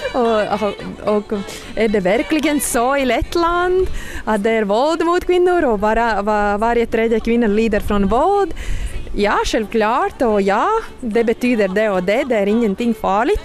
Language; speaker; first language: Swedish; non-native, fluent; Latvian